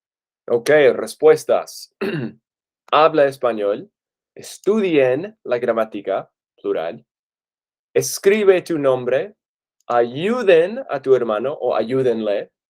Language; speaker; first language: Spanish; non-native, fluent; English